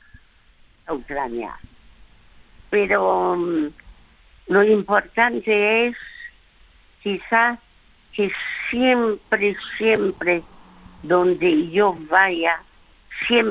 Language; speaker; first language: Spanish; early bilingual, other home language; French